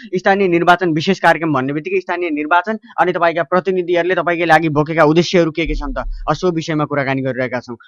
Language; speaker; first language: Nepali; native; Nepali